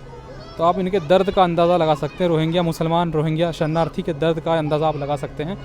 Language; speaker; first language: Hindi; native; Hindi